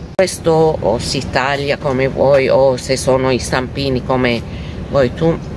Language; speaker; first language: Italian; non-native, fluent; Arabic